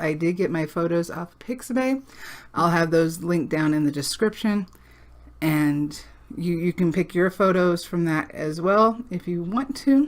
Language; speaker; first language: English; native; English